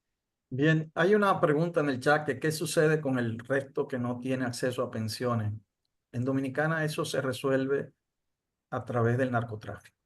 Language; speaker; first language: Spanish; native; Spanish